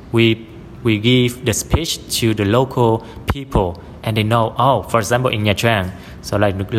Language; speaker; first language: English; non-native, fluent; Vietnamese